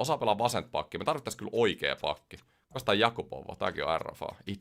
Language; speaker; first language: Finnish; native; Finnish